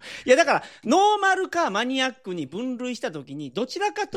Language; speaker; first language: Japanese; native; Japanese